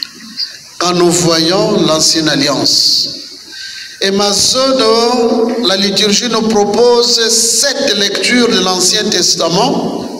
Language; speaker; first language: French; non-native, local second language; Kituba (Democratic Republic of Congo)